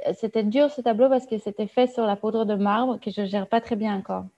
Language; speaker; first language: French; non-native, fluent; Hebrew